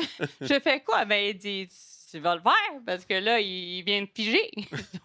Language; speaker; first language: French; non-native, local second language; English